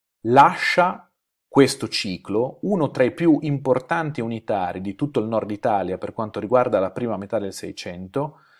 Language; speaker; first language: Italian; native; Italian